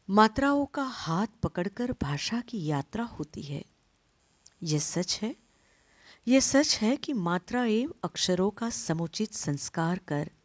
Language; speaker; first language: Hindi; non-native, local second language; Gujarati